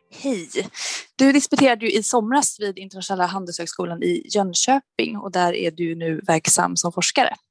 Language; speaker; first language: Swedish; native; Swedish